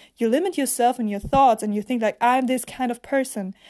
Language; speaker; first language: English; non-native, fluent; German